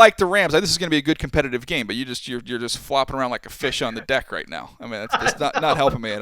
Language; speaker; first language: English; native; English